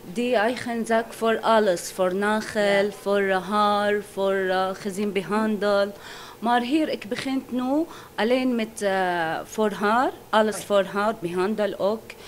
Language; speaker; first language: Dutch; non-native, learner; Arabic